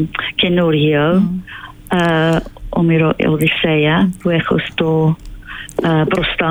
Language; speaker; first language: Greek; non-native, fluent; English